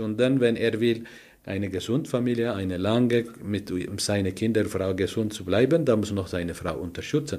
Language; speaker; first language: German; non-native, learner; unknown